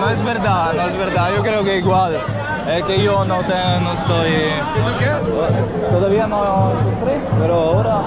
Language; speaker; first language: Spanish; non-native, fluent; Italian